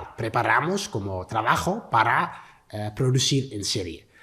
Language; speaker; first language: Spanish; non-native, learner; Dutch